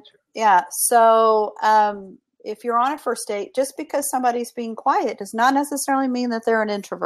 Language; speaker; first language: English; native; English